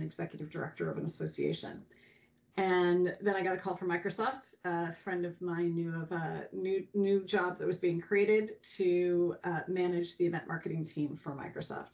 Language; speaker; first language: English; native; English